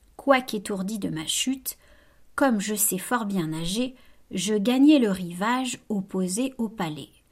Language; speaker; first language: French; native; French